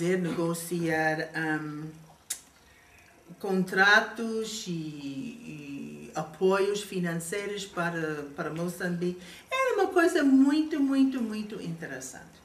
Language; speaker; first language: Portuguese; non-native, fluent; English